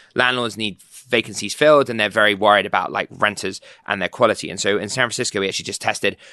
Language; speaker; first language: English; native; English